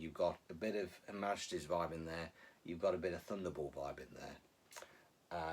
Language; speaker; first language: English; native; English